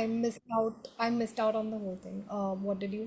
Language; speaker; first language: English; non-native, local second language; Hindi